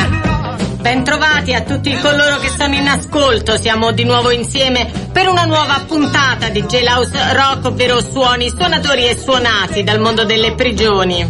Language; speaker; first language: Italian; native; Italian